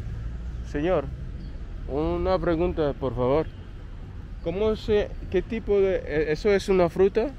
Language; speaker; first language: Spanish; non-native, learner; English